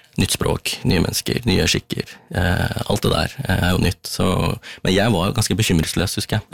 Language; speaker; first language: Norwegian; early bilingual, other home language; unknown